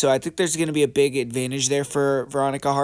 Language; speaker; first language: English; native; English